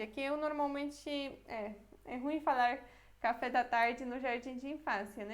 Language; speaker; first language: Portuguese; non-native, fluent; Polish